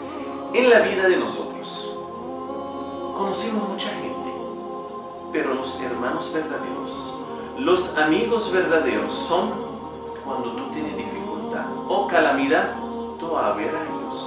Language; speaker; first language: Spanish; non-native, fluent; Arabic